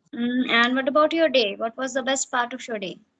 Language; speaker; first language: English; non-native, fluent; Hindi